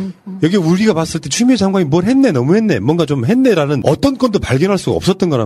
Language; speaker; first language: Korean; native; Korean